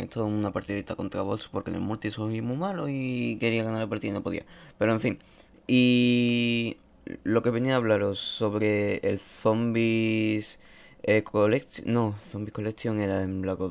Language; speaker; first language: Spanish; native; Spanish